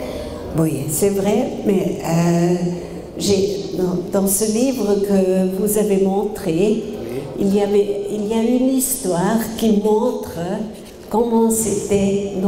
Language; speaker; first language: French; non-native, fluent; German